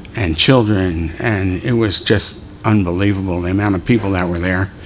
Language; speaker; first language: English; native; English